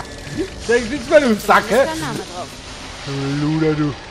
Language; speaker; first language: German; native; German